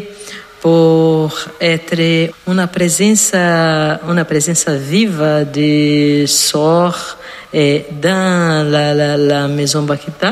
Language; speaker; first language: French; non-native, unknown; Portuguese